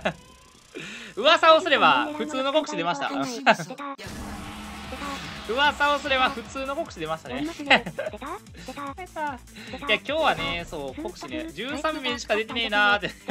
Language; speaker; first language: Japanese; native; Japanese